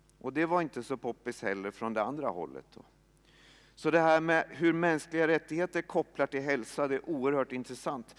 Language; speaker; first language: Swedish; native; Swedish